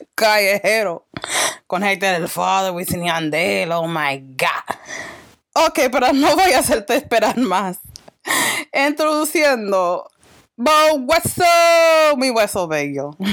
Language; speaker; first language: Spanish; early bilingual, other home language; English